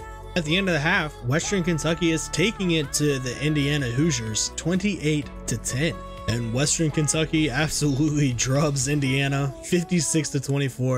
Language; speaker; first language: English; native; English